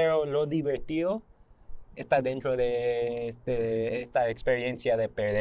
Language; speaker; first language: Spanish; non-native, fluent; English